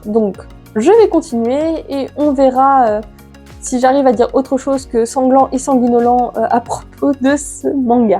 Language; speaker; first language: French; native; French